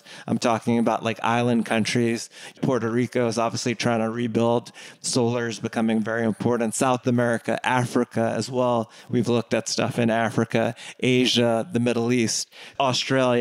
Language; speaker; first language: English; native; English